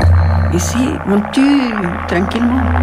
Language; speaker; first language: French; non-native, fluent; Spanish